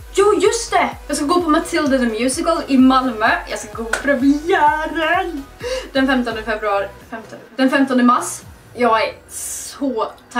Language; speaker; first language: Swedish; native; Swedish